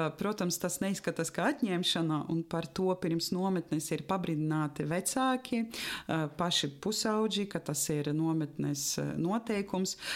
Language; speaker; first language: Latvian; non-native, local second language; Russian